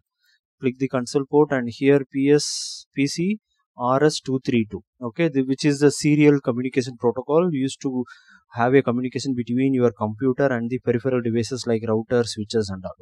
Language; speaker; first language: English; non-native, local second language; Tamil